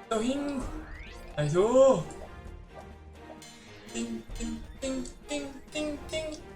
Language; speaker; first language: Korean; native; Korean